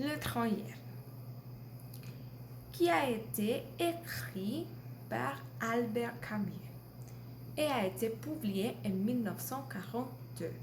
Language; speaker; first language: French; non-native, learner; Spanish